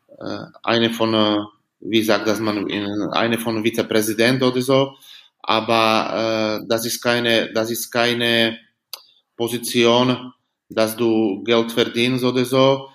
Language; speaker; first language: German; non-native, learner; Slovak